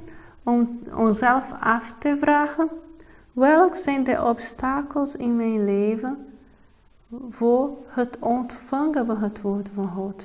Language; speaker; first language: Dutch; non-native, fluent; Portuguese